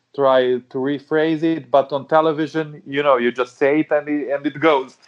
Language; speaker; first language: English; non-native, fluent; Serbian